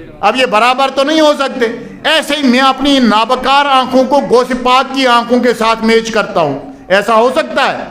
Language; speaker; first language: Urdu; non-native, local second language; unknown